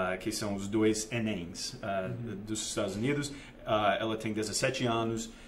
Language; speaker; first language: Portuguese; non-native, fluent; English